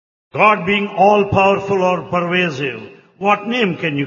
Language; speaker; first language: English; non-native, local second language; Telugu